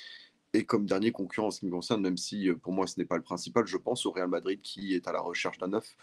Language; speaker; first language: French; native; French